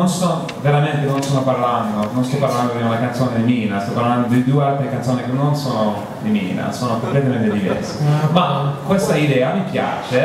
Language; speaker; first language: Italian; non-native, learner; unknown